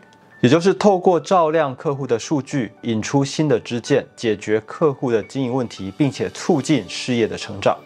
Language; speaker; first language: Chinese; native; Chinese